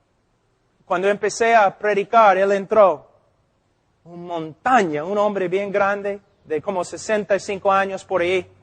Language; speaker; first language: Spanish; non-native, fluent; English